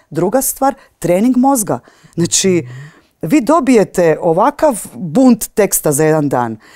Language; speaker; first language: Croatian; native; Croatian